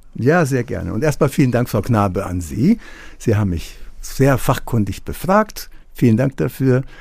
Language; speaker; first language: German; native; German